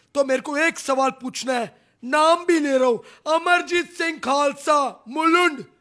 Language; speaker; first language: Hindi; non-native, local second language; Punjabi